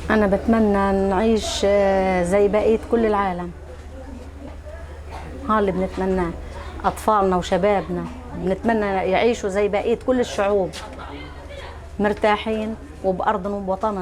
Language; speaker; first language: Arabic; native; Arabic